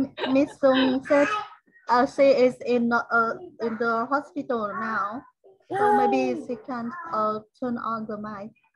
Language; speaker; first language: English; non-native, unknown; Vietnamese